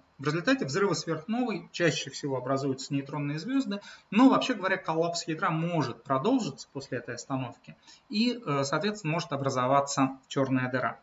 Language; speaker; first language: Russian; native; Russian